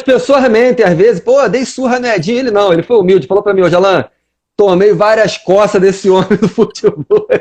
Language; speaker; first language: Portuguese; native; Portuguese